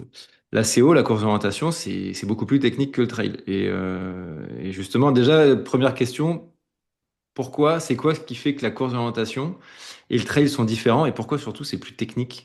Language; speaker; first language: French; native; French